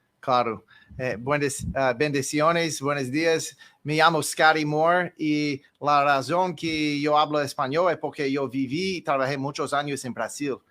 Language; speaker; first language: Spanish; non-native, learner; English